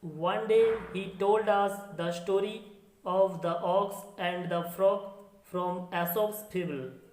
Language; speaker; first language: English; non-native, local second language; Bangla